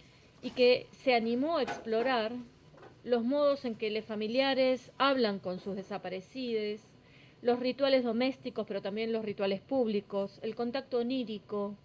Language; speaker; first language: Spanish; native; Spanish